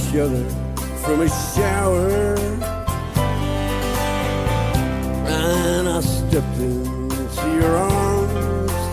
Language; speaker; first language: English; native; English